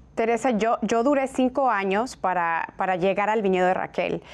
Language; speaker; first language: Spanish; early bilingual, heritage; Spanish